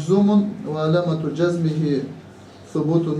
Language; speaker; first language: Arabic; non-native, learner; Chechen